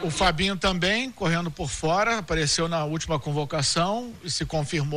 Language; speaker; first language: Portuguese; native; Portuguese